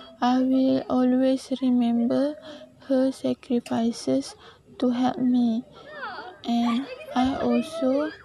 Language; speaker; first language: English; non-native, learner; Malay